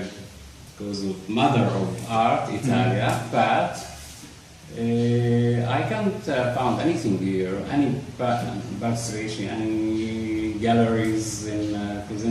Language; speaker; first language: English; non-native, learner; Arabic